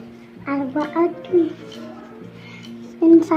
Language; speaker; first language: Arabic; non-native, learner; Indonesian